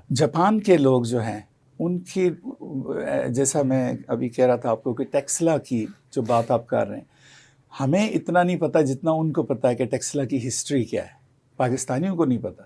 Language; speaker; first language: Urdu; non-native, local second language; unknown